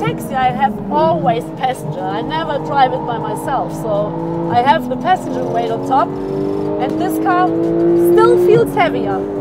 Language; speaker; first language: English; non-native, fluent; German